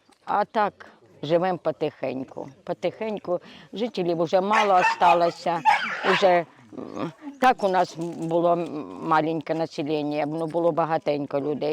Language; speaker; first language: Ukrainian; non-native, local second language; Russian